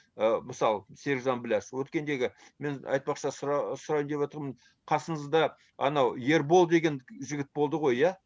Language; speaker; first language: Kazakh; early bilingual, heritage; Kazakh